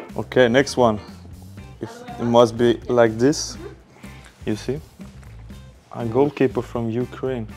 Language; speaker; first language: English; non-native, fluent; Swedish